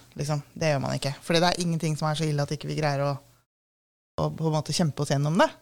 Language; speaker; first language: Norwegian; native; Norwegian